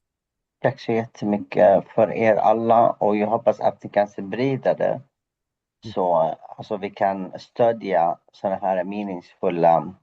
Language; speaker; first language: Swedish; non-native, fluent; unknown